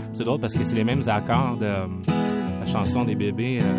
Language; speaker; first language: French; native; French